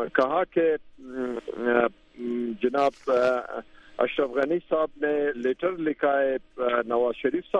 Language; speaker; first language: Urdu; non-native, fluent; Pashto